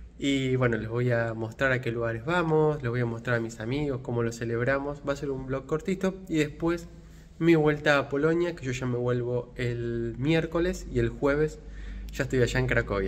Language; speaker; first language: Spanish; native; Spanish